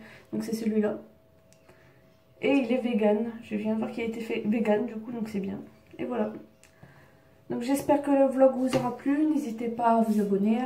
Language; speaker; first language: French; native; French